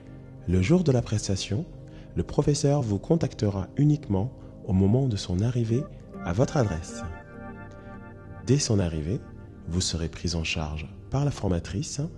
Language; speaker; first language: French; native; French